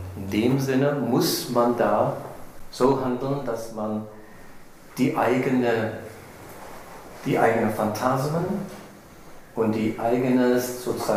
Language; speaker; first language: German; non-native, fluent; English